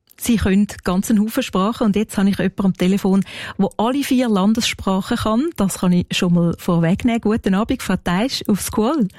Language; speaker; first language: German; native; German